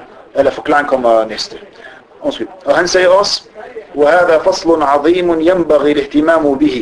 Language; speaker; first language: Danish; early bilingual, other home language; Arabic